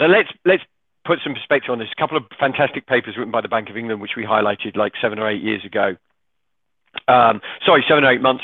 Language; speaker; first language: English; native; English